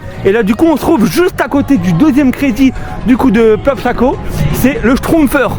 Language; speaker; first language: French; native; French